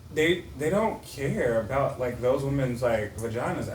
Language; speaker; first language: English; native; English